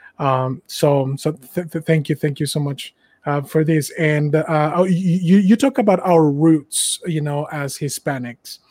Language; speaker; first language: English; non-native, fluent; Spanish